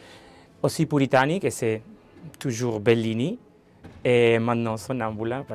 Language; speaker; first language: French; non-native, fluent; Spanish